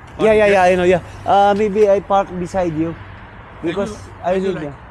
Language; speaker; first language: English; non-native, learner; Filipino